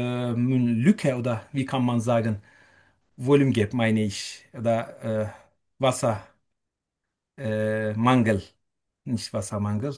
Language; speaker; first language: German; non-native, fluent; Turkish